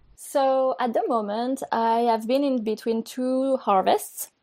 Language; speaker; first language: English; non-native, fluent; French